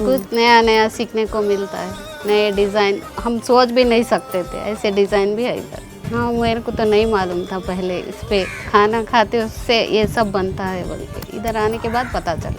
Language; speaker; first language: Hindi; non-native, local second language; Kannada